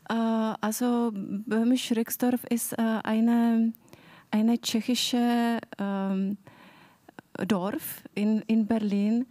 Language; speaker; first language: German; non-native, fluent; Czech